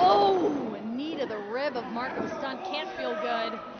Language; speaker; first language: English; native; English